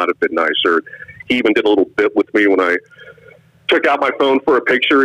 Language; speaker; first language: English; native; English